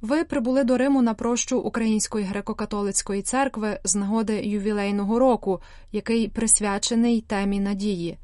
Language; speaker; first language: Ukrainian; native; Ukrainian